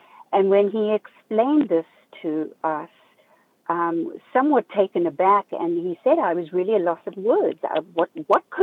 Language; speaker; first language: English; native; English